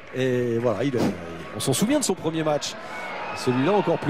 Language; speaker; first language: French; native; French